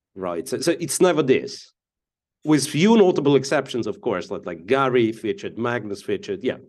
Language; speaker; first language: English; non-native, fluent; Russian